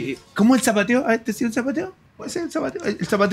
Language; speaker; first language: Spanish; native; Spanish